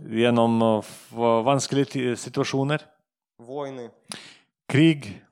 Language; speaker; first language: Norwegian; non-native, fluent; Russian